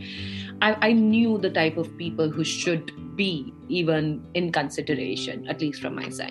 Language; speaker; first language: English; non-native, local second language; Hindi